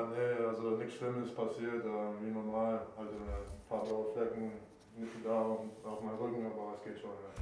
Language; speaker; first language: German; non-native, fluent; English